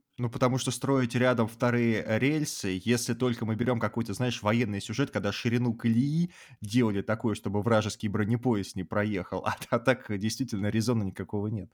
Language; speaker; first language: Russian; native; Russian